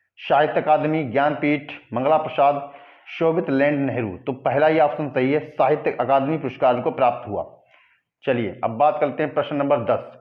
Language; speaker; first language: Hindi; native; Hindi